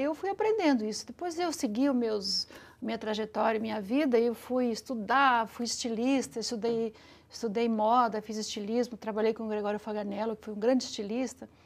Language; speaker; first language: Portuguese; early bilingual, other home language; Italian